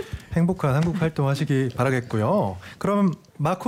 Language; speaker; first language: Korean; native; Korean